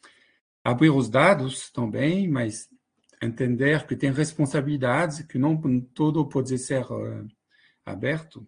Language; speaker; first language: Portuguese; non-native, fluent; French